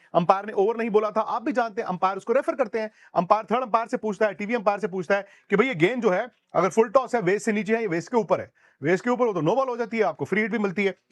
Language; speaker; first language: Hindi; native; Hindi